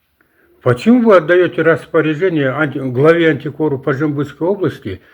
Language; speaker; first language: Russian; non-native, local second language; Kazakh